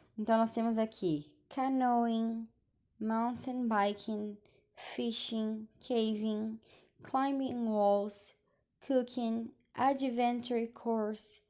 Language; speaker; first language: English; non-native, fluent; Portuguese